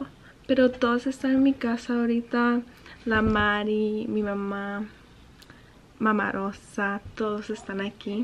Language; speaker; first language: Spanish; early bilingual, heritage; Spanish